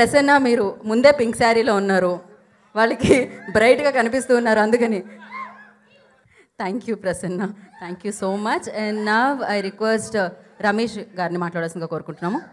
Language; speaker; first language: Telugu; native; Telugu